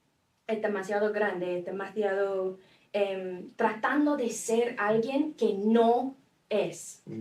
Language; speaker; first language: Spanish; non-native, fluent; English